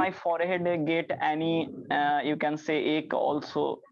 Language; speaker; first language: English; non-native, learner; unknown